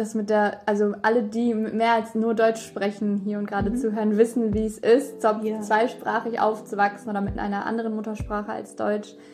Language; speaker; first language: German; early bilingual, other home language; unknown